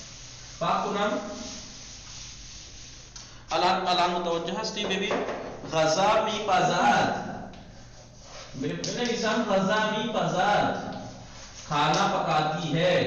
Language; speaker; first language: Persian; non-native, fluent; Urdu